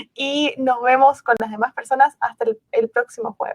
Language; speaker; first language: Spanish; native; Spanish